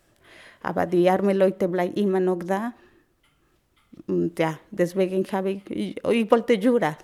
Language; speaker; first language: German; non-native, learner; Spanish